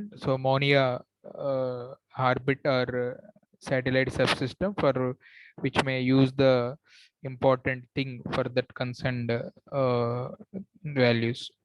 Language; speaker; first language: English; non-native, local second language; Telugu